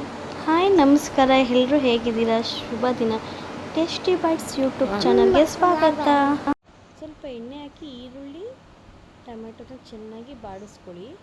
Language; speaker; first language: Kannada; native; Kannada